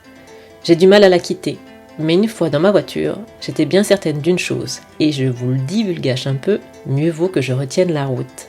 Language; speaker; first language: French; native; French